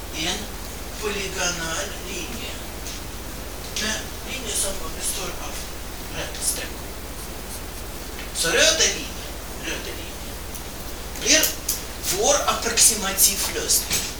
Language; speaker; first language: Swedish; non-native, fluent; Russian